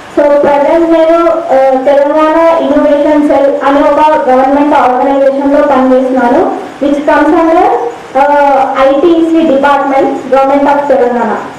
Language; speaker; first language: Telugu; native; Telugu